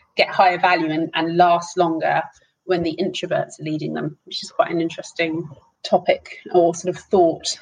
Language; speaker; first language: English; native; English